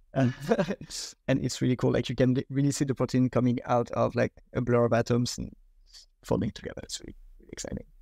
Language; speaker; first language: English; non-native, fluent; French